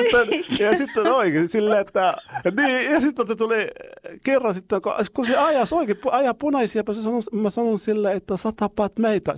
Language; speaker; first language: Finnish; non-native, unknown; Arabic